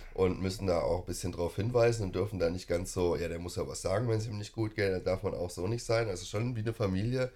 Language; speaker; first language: German; native; German